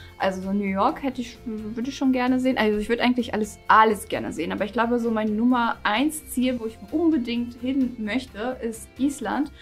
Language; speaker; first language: German; non-native, fluent; Russian